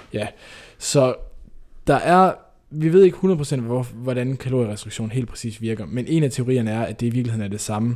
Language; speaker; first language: Danish; native; Danish